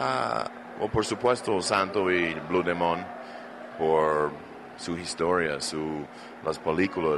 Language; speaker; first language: Spanish; non-native, fluent; English